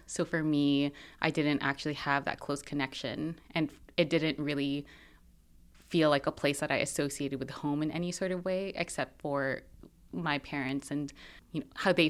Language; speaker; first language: English; native; English